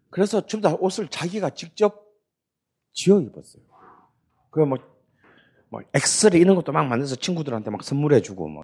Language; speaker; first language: Korean; native; Korean